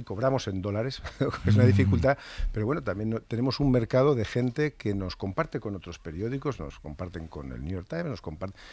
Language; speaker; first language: Spanish; native; Spanish